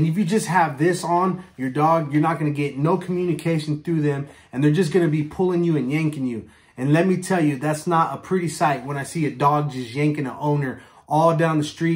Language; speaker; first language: English; native; English